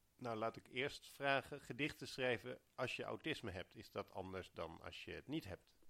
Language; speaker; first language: Dutch; native; Dutch